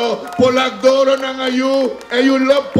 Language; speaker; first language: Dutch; non-native, local second language; Sranan Tongo